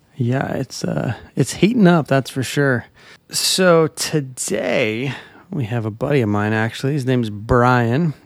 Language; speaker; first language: English; native; English